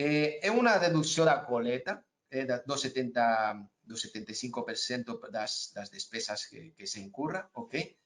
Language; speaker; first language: Portuguese; non-native, learner; Spanish